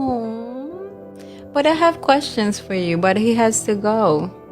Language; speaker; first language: English; non-native, learner; Haitian Creole